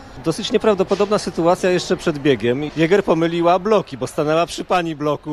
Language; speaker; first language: Polish; native; Polish